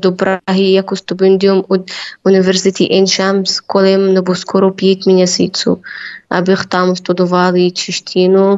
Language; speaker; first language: Czech; non-native, learner; Arabic